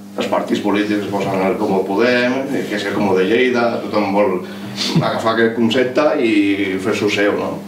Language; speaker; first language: Catalan; non-native, local second language; Spanish